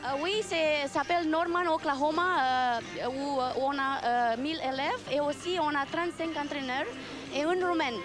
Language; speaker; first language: French; non-native, fluent; Romanian